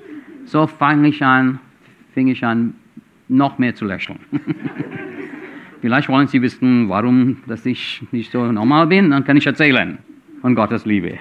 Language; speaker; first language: German; non-native, fluent; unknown